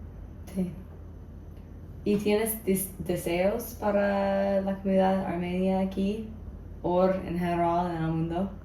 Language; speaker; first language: Spanish; non-native, learner; English